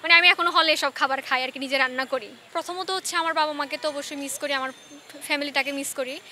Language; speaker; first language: Bangla; non-native, local second language; Chakma